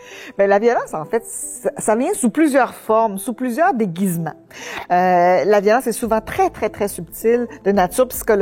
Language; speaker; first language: French; native; French